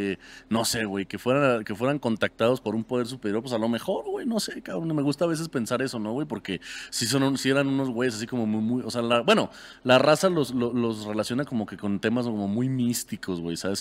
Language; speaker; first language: Spanish; native; Spanish